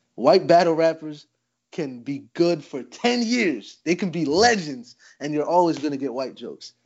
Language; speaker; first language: English; native; English